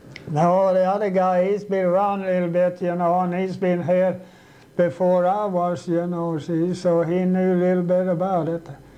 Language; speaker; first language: English; non-native, fluent; Swedish